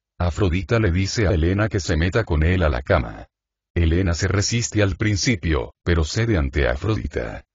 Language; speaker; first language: Spanish; native; Spanish